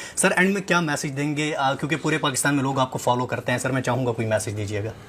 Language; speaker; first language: Urdu; non-native, local second language; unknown